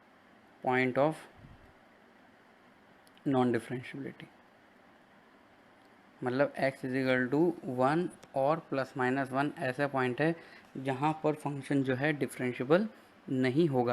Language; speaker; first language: Hindi; native; Hindi